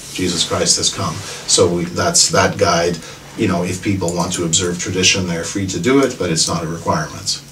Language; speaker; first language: English; native; English